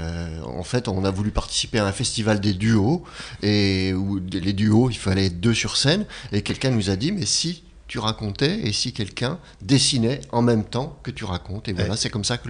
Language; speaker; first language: French; native; French